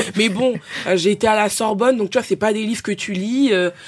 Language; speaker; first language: French; native; French